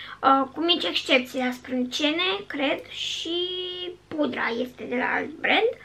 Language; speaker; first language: Romanian; native; Romanian